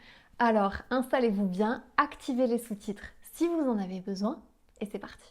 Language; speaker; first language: French; native; French